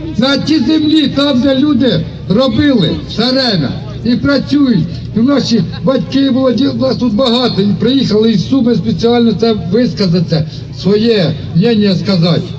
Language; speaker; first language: Ukrainian; native; Ukrainian